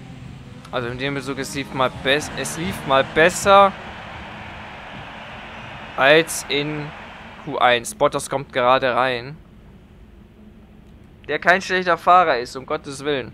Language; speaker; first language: German; native; German